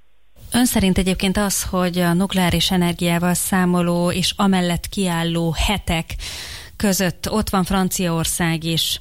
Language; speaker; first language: Hungarian; native; Hungarian